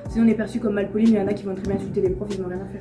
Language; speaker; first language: French; native; French